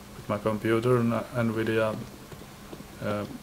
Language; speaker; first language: English; non-native, fluent; Finnish